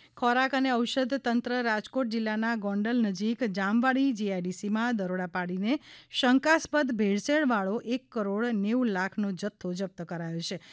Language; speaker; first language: Gujarati; native; Gujarati